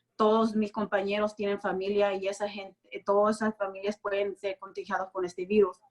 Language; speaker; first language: Spanish; early bilingual, other home language; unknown